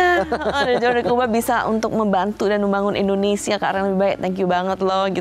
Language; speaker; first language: Indonesian; native; Indonesian